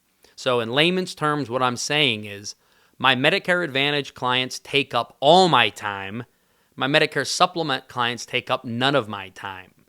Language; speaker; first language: English; native; English